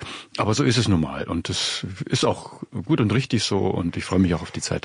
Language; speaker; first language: German; native; German